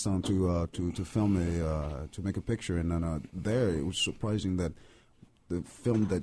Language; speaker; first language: English; non-native, fluent; French